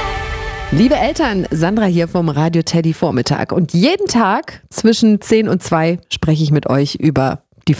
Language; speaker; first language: German; native; German